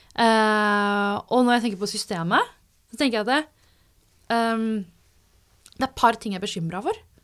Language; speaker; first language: Norwegian; native; Norwegian